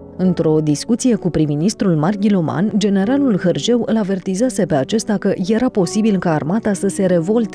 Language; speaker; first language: Romanian; native; Romanian